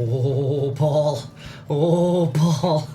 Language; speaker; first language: English; native; English